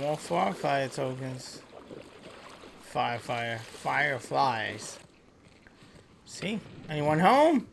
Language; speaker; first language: English; native; English